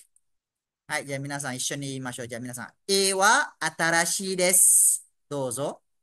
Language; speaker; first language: Japanese; non-native, fluent; Malay